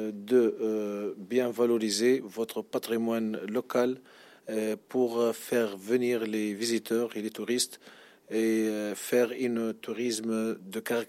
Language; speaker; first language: French; non-native, local second language; Arabic